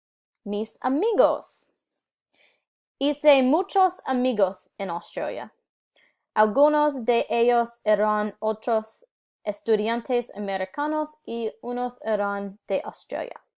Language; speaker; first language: Spanish; non-native, learner; English